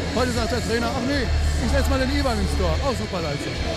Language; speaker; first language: German; native; German